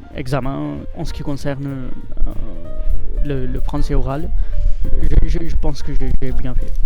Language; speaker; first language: French; non-native, fluent; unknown